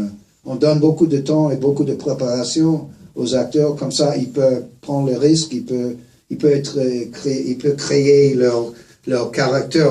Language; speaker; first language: French; non-native, fluent; English